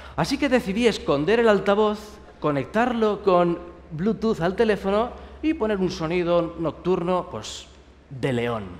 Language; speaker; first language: Spanish; native; Spanish